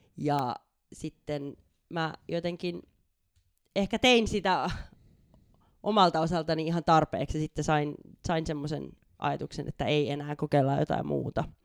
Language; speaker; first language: Finnish; native; Finnish